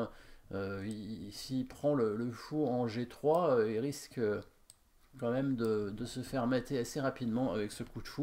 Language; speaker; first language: French; native; French